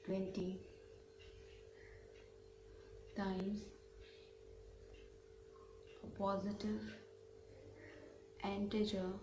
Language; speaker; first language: English; non-native, local second language; Hindi